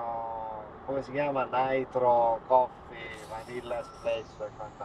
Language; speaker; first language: Italian; native; Italian